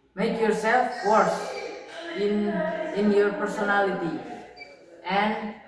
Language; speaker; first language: English; non-native, learner; Indonesian